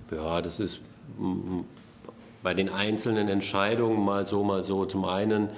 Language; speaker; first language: German; native; German